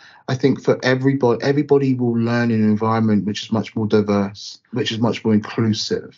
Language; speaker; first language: English; native; English